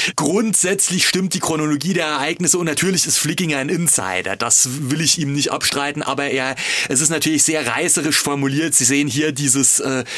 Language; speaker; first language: German; native; German